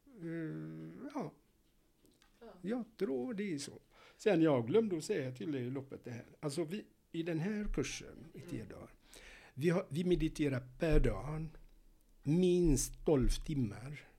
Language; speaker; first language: Swedish; non-native, fluent; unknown